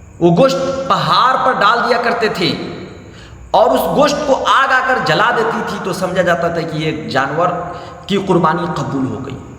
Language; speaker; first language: Urdu; native; Urdu